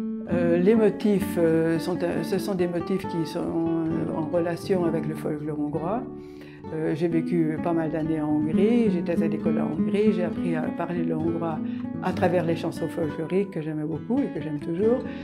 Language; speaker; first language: French; non-native, fluent; Hungarian